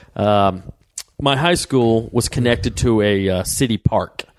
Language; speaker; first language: English; native; English